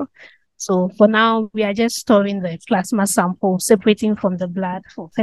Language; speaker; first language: English; non-native, local second language; Akan